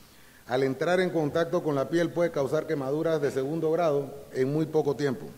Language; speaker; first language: Spanish; native; Spanish